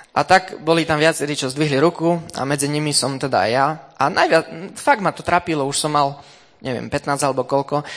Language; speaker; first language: Slovak; early bilingual, heritage; Slovak